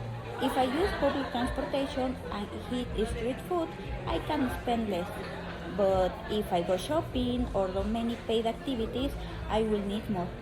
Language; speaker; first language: English; non-native, learner; Spanish